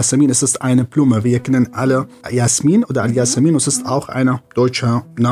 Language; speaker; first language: German; non-native, fluent; Arabic